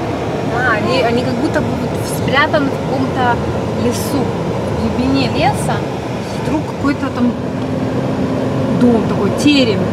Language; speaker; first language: Russian; native; Russian